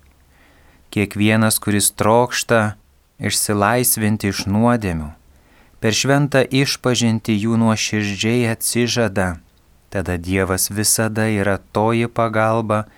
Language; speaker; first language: Lithuanian; native; Lithuanian